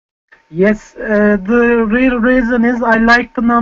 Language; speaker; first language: English; non-native, fluent; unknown